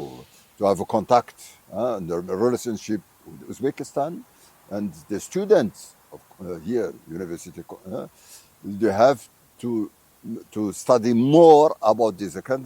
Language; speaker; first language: English; non-native, fluent; Arabic